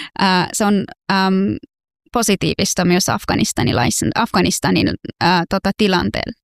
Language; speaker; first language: Finnish; early bilingual, other home language; Persian